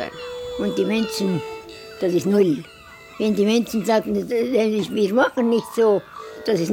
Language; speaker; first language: German; non-native, learner; Estonian